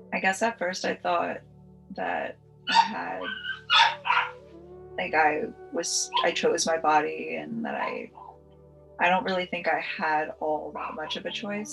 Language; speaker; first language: English; native; English